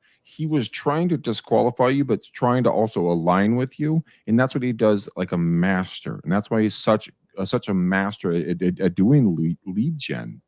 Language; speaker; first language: English; native; English